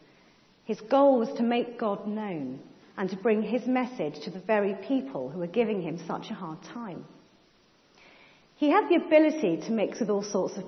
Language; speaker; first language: English; native; English